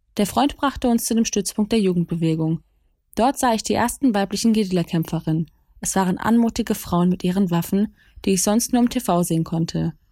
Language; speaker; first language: German; early bilingual, other home language; Kurdish